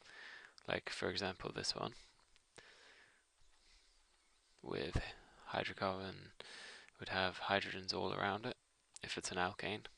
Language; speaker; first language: English; native; English